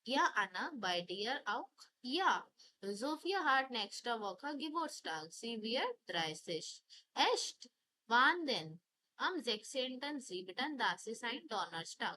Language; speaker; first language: German; non-native, fluent; Hindi